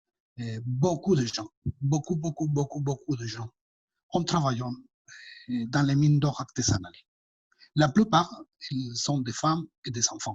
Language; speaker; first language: French; non-native, fluent; Spanish